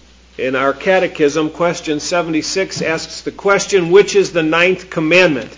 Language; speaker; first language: English; native; English